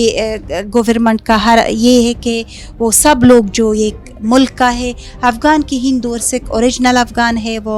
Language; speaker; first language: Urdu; non-native, fluent; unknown